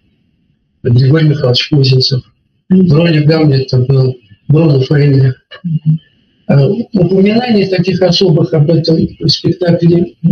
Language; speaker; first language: Russian; native; Russian